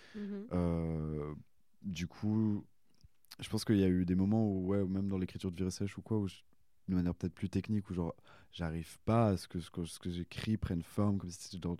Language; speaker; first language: French; native; French